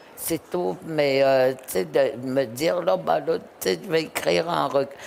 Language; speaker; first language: French; non-native, local second language; Innu-aimun